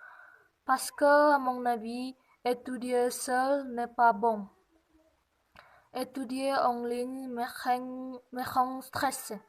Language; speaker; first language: French; non-native, learner; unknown